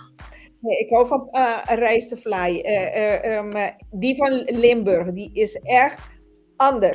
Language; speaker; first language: Dutch; non-native, local second language; Papiamento